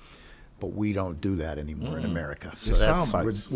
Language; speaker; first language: English; native; English